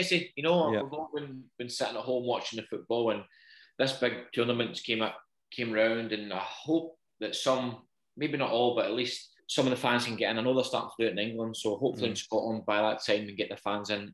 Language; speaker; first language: English; native; English